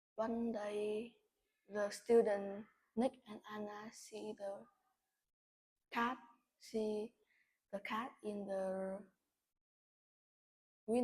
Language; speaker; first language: English; non-native, learner; Vietnamese